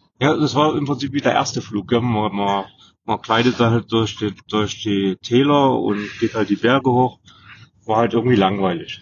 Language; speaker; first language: German; native; German